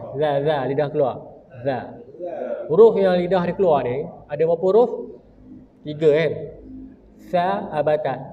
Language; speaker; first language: Malay; native; Malay